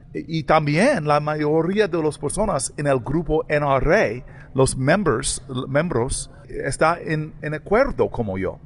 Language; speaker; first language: Spanish; non-native, learner; English